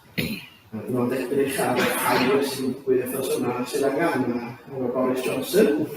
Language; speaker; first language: Welsh; native; Welsh